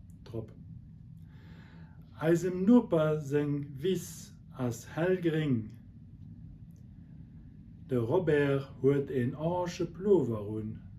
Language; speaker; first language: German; non-native, local second language; Luxembourgish